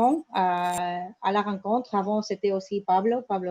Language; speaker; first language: French; non-native, learner; Spanish